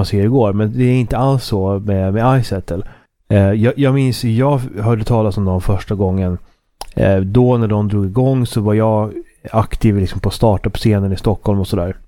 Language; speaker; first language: Swedish; native; Swedish